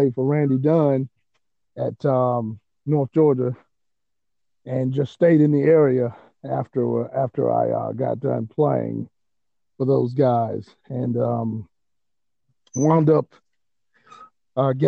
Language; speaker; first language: English; native; English